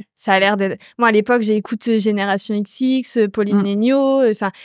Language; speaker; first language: French; native; French